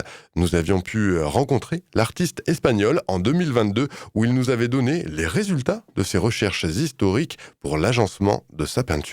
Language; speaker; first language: French; native; French